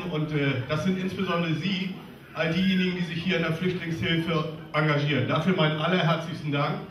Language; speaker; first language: German; native; German